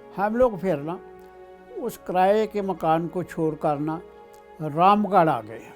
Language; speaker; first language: Urdu; non-native, local second language; Punjabi